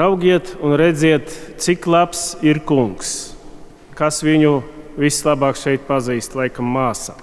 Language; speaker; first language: Latvian; non-native, fluent; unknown